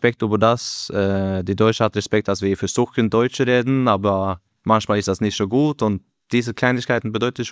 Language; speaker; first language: German; non-native, learner; Norwegian